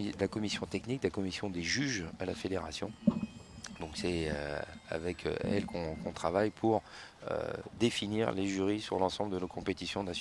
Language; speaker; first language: French; native; French